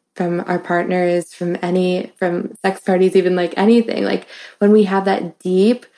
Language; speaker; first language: English; native; English